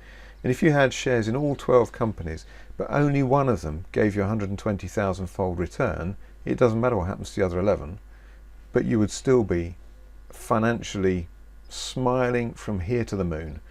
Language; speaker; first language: English; native; English